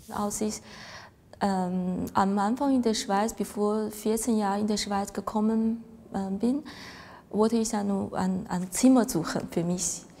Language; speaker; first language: German; non-native, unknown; Chinese